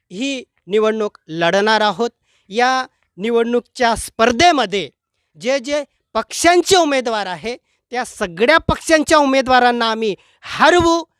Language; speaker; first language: Marathi; non-native, local second language; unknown